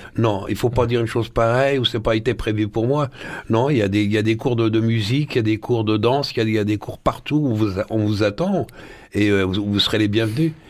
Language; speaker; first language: French; early bilingual, other home language; Arabic